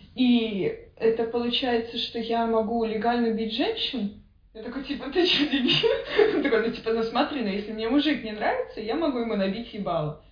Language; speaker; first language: Russian; native; Russian